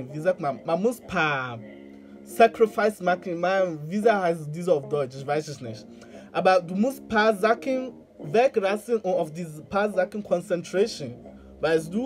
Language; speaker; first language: German; non-native, learner; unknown